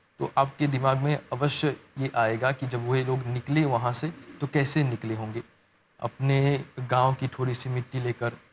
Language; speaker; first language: Hindi; non-native, local second language; Morisyen